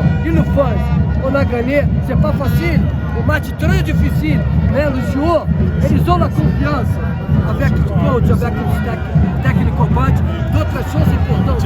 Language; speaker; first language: French; non-native, learner; Portuguese